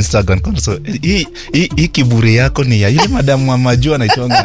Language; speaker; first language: Swahili; non-native, local second language; Luo (Kenya and Tanzania)